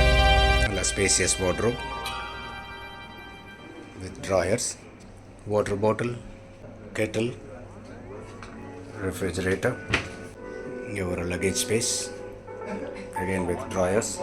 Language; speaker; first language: Tamil; native; Tamil